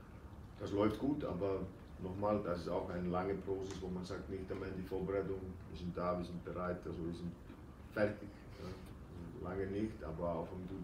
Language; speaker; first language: German; non-native, fluent; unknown